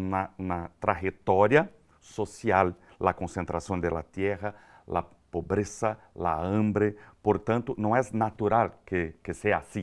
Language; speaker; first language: Spanish; non-native, learner; Portuguese